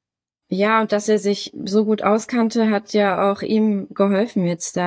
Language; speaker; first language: German; native; German